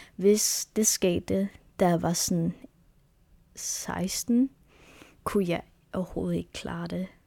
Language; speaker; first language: Danish; non-native, local second language; Kalaallisut